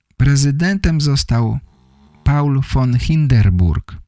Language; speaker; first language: Polish; native; Polish